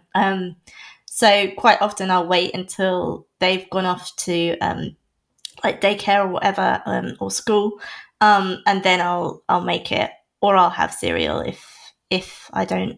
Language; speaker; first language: English; native; English